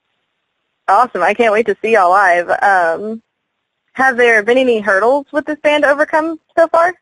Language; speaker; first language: English; native; English